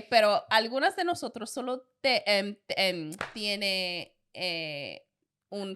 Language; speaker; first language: Spanish; non-native, learner; English